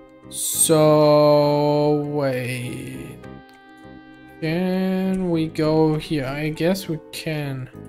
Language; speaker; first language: English; non-native, fluent; German